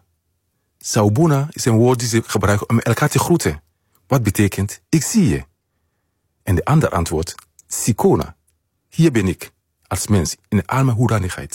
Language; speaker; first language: Dutch; non-native, fluent; Mandingo